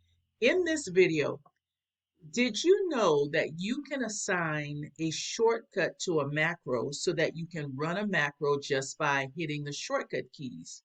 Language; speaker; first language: English; native; English